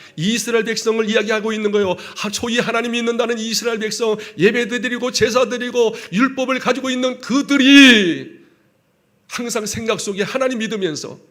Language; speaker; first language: Korean; native; Korean